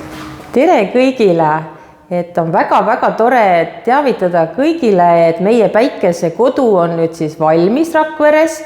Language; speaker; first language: Estonian; non-native, local second language; Russian